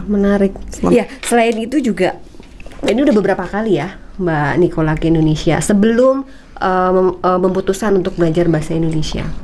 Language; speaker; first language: Indonesian; native; Indonesian